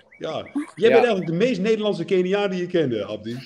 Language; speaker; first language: Dutch; native; Dutch